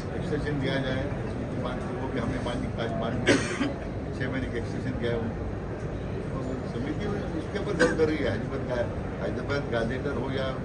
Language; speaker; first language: Hindi; non-native, local second language; Marathi